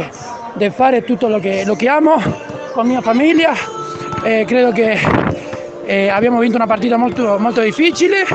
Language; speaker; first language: Italian; non-native, fluent; Spanish